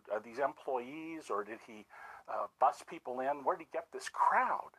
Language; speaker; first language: English; native; English